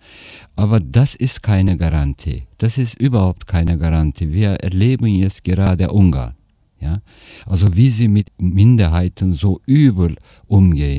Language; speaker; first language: German; non-native, fluent; Turkish